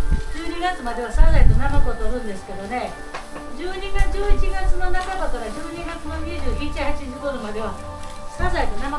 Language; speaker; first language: Japanese; native; Japanese